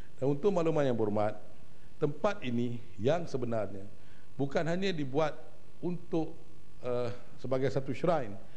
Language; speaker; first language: Malay; native; Malay